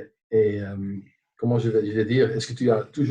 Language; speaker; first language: French; non-native, local second language; Dutch